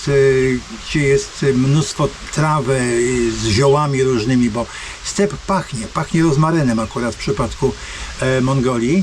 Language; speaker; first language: Polish; native; Polish